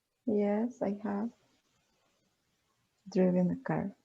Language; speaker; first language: English; non-native, learner; Spanish